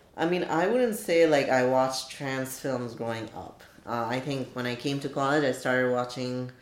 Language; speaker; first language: English; non-native, local second language; Bangla